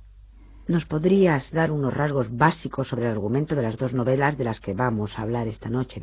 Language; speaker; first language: Spanish; native; Spanish